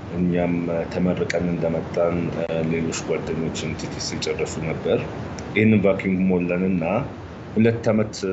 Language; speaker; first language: Amharic; non-native, local second language; Sidamo